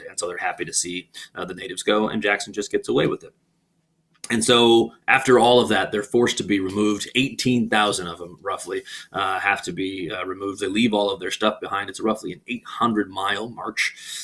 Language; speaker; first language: English; native; English